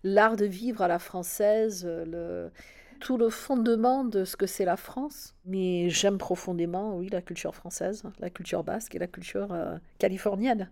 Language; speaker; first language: French; non-native, fluent; English